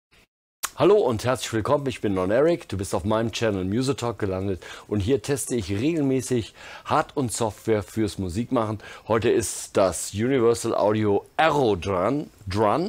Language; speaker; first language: German; native; German